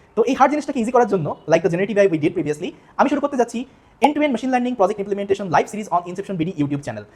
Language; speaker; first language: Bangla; native; Bangla